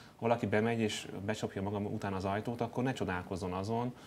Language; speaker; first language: Hungarian; native; Hungarian